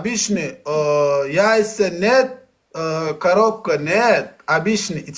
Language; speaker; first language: Russian; non-native, learner; Turkmen